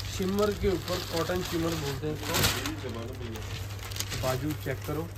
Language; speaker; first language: Hindi; non-native, local second language; Punjabi